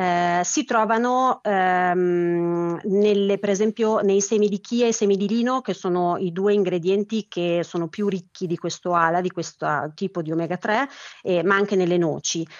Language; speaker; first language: Italian; native; Italian